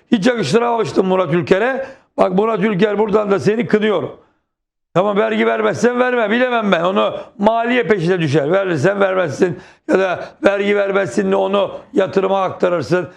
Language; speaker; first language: Turkish; native; Turkish